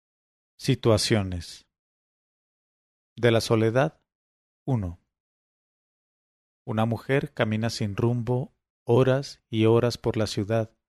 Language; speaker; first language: Spanish; native; Spanish